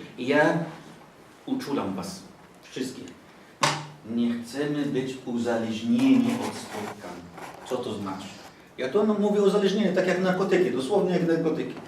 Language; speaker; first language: Polish; non-native, fluent; Arabic